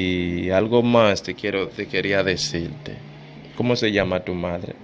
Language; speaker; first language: Spanish; non-native, fluent; Haitian Creole